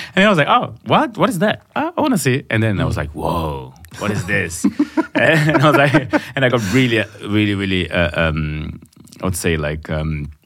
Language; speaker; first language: English; non-native, fluent; Portuguese